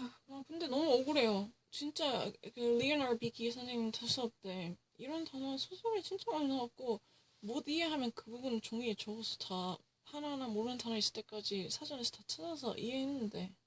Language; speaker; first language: Korean; early bilingual, heritage; English